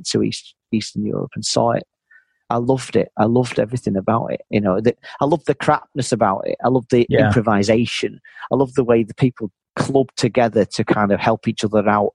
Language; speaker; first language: English; native; English